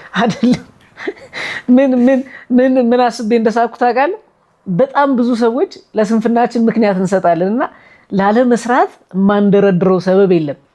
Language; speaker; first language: Amharic; native; Amharic